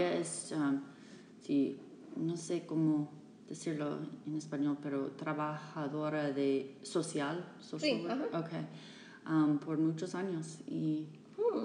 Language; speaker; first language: Spanish; non-native, fluent; English